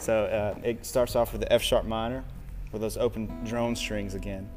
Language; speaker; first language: English; native; English